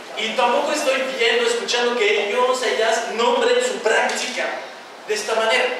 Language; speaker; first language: Spanish; non-native, fluent; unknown